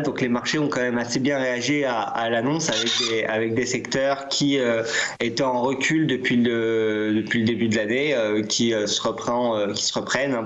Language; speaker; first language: French; native; French